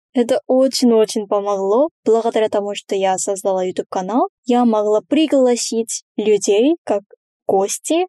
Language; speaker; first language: Russian; non-native, fluent; Korean